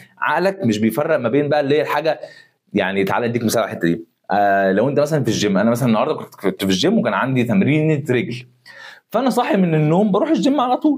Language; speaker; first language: Arabic; native; Arabic